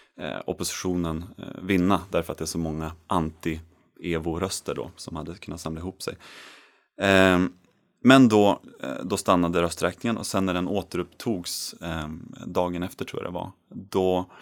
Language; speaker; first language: Swedish; native; Swedish